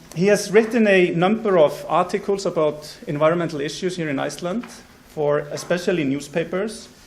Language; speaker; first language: English; non-native, fluent; Icelandic